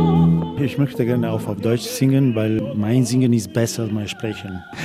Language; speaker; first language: German; non-native, learner; Italian